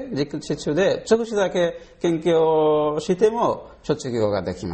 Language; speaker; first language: Japanese; non-native, learner; Bangla